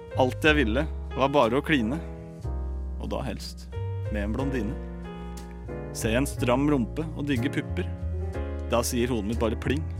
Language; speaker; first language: Norwegian; native; Norwegian